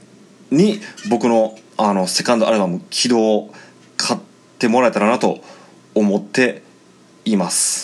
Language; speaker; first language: Japanese; native; Japanese